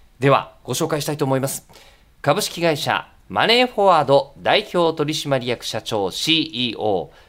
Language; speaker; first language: Japanese; native; Japanese